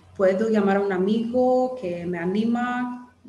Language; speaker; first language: Spanish; non-native, fluent; Greek